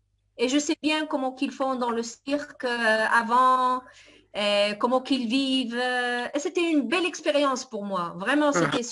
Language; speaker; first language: French; non-native, fluent; Italian